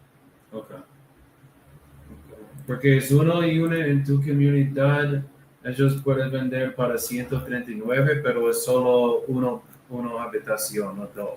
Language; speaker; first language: Spanish; non-native, learner; English